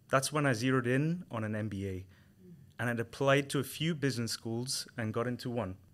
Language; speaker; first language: English; non-native, local second language; Tamil